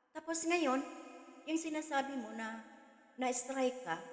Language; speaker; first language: Filipino; non-native, local second language; Cebuano